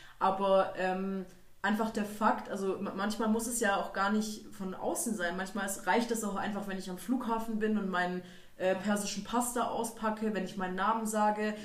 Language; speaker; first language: German; native; German